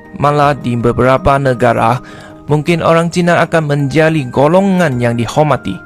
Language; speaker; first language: Malay; non-native, local second language; Chinese